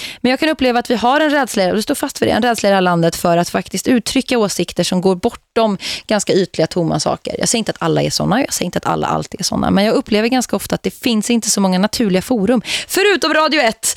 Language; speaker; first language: Swedish; native; Swedish